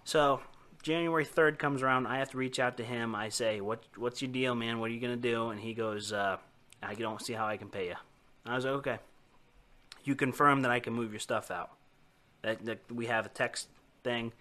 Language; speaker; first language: English; native; English